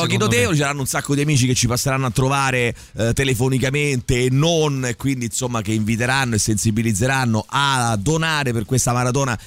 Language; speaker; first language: Italian; native; Italian